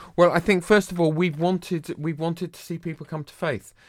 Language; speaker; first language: English; native; English